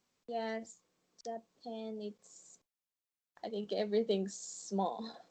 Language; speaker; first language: English; non-native, learner; Japanese